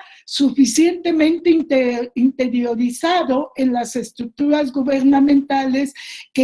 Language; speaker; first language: Spanish; native; Spanish